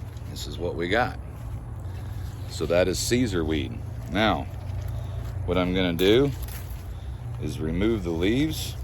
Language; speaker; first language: English; native; English